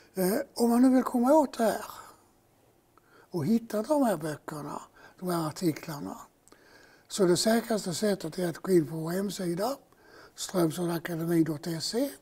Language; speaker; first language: Swedish; native; Swedish